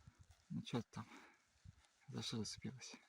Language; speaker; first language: Russian; native; Russian